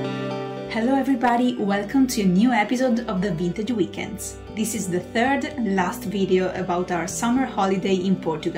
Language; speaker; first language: English; non-native, fluent; Italian